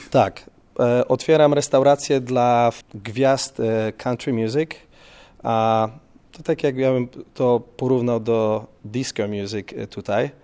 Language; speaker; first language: Polish; native; Polish